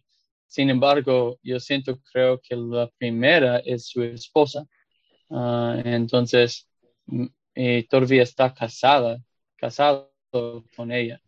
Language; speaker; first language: Spanish; non-native, fluent; English